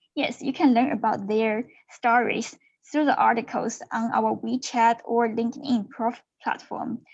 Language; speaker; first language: English; non-native, fluent; Chinese